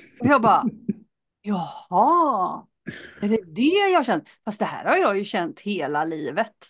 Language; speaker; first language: Swedish; native; Swedish